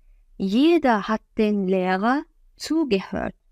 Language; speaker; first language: German; non-native, fluent; Azerbaijani